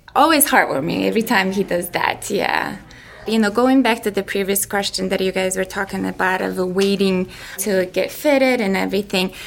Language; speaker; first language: English; non-native, fluent; Mongolian